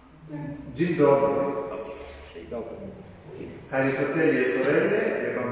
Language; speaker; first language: Italian; non-native, fluent; Malayalam